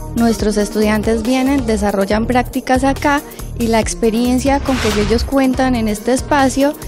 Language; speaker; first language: Spanish; non-native, fluent; French